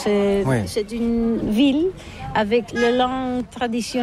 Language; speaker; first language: French; non-native, learner; Catalan